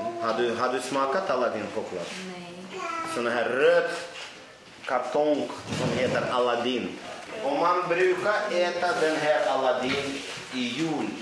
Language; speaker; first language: Swedish; non-native, fluent; Russian